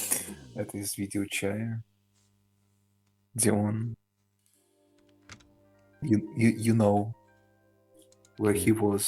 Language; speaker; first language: Russian; early bilingual, heritage; Russian